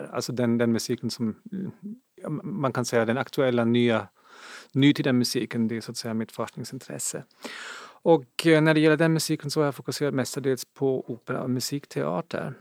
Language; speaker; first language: Swedish; non-native, fluent; German